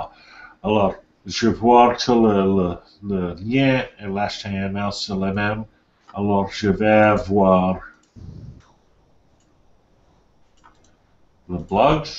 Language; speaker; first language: French; non-native, learner; English